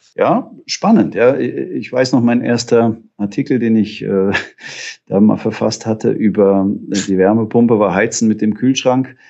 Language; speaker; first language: German; native; German